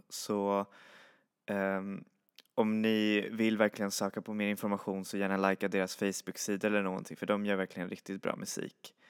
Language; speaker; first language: Swedish; native; Swedish